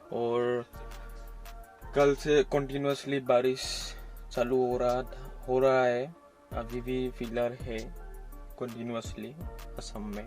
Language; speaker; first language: Hindi; non-native, local second language; Assamese